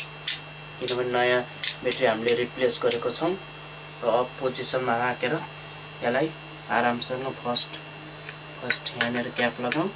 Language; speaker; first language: Nepali; native; Nepali